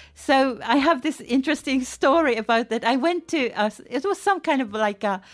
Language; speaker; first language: English; non-native, fluent; Finnish